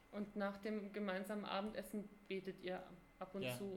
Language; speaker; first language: German; native; German